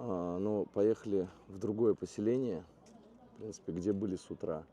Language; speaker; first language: Russian; native; Russian